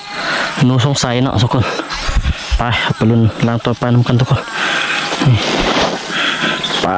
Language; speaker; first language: Thai; non-native, local second language; Lao